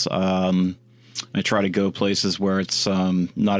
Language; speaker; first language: English; native; English